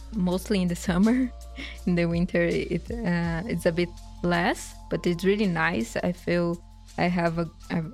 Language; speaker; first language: English; non-native, fluent; Portuguese